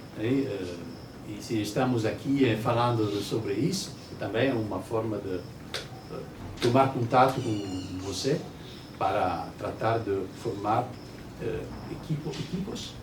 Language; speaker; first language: Portuguese; non-native, learner; Italian